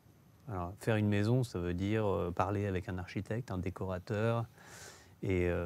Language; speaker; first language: French; native; French